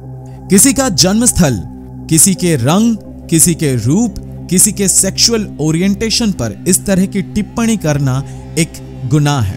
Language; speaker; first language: Hindi; non-native, local second language; Bangla